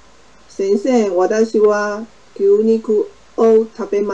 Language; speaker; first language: Japanese; non-native, learner; Chinese